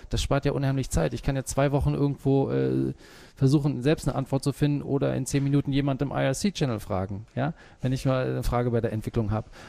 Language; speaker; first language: German; native; German